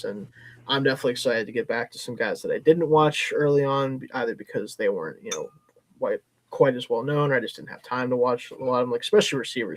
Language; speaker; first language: English; native; English